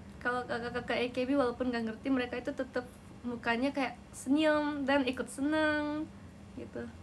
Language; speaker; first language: Indonesian; non-native, fluent; Japanese